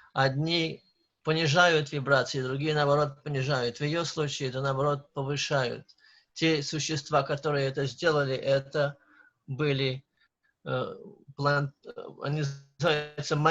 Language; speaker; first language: Russian; native; Russian